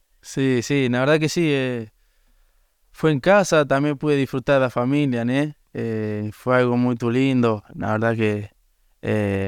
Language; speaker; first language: Portuguese; non-native, learner; Spanish